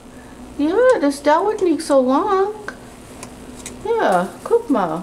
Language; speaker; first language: German; non-native, learner; English